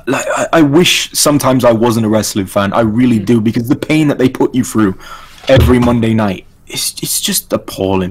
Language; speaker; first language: English; native; English